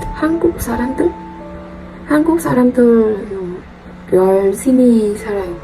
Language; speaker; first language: Korean; non-native, learner; Vietnamese